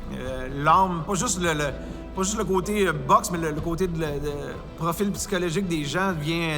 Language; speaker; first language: French; native; French